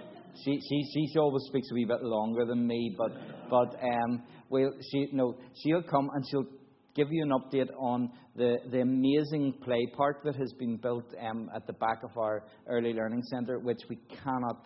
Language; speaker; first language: English; native; English